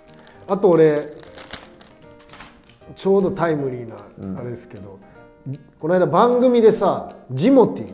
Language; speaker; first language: Japanese; native; Japanese